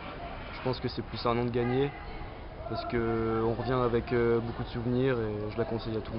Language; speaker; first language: French; native; French